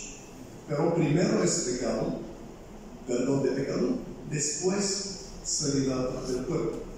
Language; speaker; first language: Spanish; non-native, fluent; Bulgarian